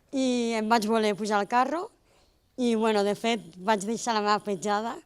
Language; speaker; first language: Catalan; native; Catalan